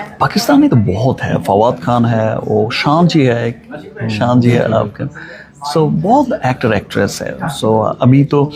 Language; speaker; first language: Hindi; non-native, learner; Bangla